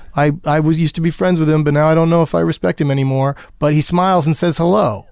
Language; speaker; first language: English; native; English